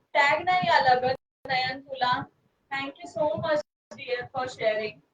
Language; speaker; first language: Hindi; non-native, local second language; Marathi